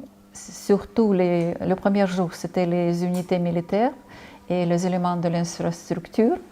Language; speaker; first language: French; non-native, fluent; Ukrainian